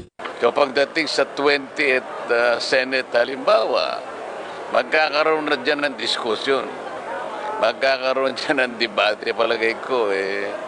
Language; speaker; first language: Filipino; native; Filipino